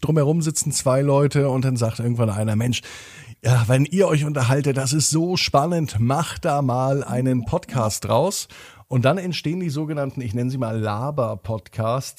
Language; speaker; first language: German; native; German